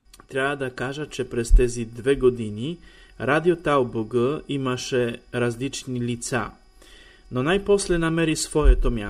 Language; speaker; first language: Bulgarian; non-native, fluent; Polish